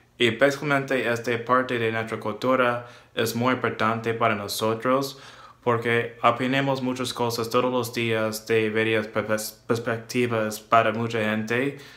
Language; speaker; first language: Spanish; non-native, learner; English